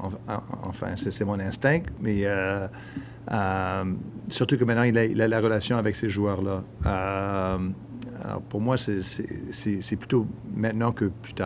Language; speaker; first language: French; non-native, local second language; English